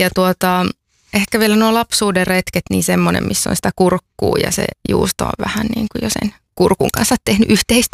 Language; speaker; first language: Finnish; native; Finnish